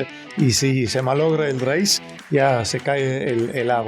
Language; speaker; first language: Spanish; non-native, fluent; Danish